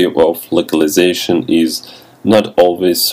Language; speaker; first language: English; non-native, fluent; Russian